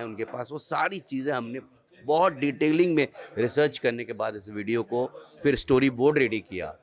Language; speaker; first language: Hindi; native; Hindi